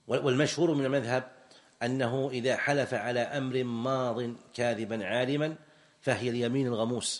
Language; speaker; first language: Arabic; native; Arabic